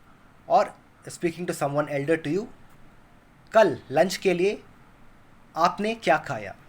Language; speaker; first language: Hindi; non-native, local second language; Kannada